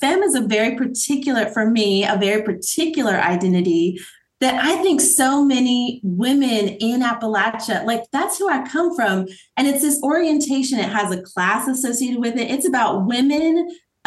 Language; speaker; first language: English; native; English